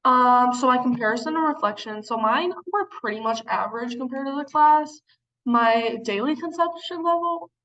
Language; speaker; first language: English; native; English